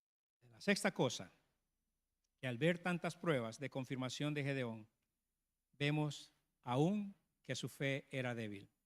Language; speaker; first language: Spanish; native; Spanish